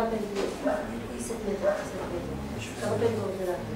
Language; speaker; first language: French; non-native, fluent; Arabic